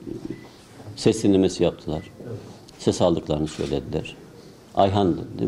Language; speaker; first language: Turkish; native; Turkish